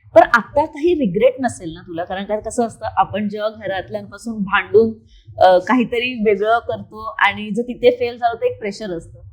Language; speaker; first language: Marathi; native; Marathi